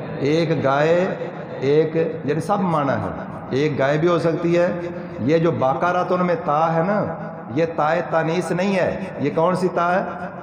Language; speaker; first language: Urdu; non-native, local second language; Punjabi